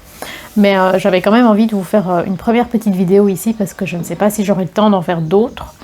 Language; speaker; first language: French; native; French